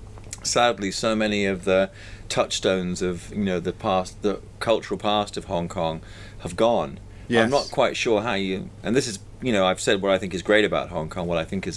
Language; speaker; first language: English; native; English